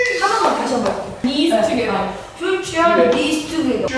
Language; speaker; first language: Korean; native; Korean